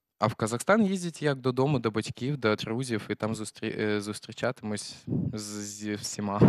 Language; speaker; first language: Ukrainian; early bilingual, heritage; Russian